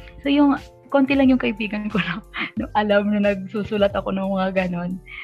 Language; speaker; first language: Filipino; non-native, local second language; Waray